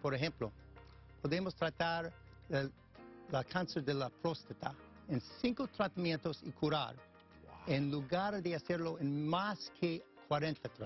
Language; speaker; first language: Spanish; non-native, fluent; English